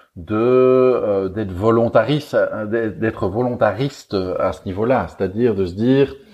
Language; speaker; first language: French; native; French